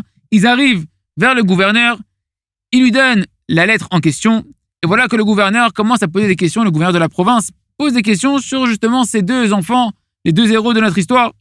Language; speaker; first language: French; native; French